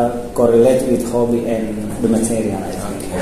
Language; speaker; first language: English; non-native, local second language; Indonesian